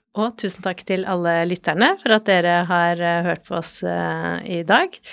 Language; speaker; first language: Norwegian; native; Norwegian